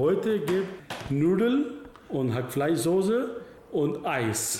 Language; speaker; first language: German; non-native, learner; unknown